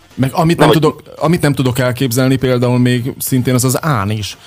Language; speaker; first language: Hungarian; native; Hungarian